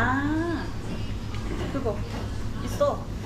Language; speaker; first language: Korean; non-native, learner; Thai